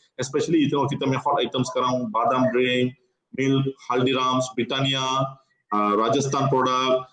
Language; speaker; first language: Malay; non-native, local second language; Tamil